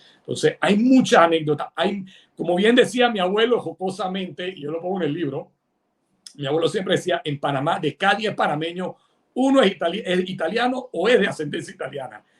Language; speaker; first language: Spanish; early bilingual, other home language; Italian